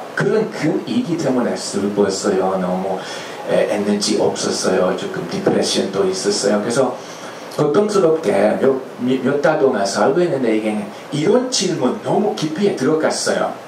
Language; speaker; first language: Korean; non-native, fluent; Hungarian